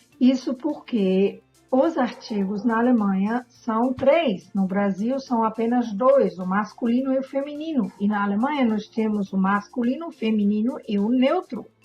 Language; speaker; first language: Portuguese; non-native, fluent; German